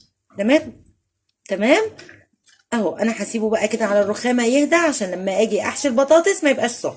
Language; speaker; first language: Arabic; native; Arabic